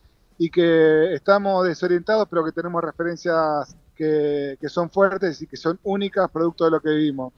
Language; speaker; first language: Spanish; native; Spanish